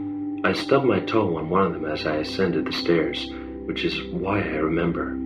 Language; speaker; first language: English; native; English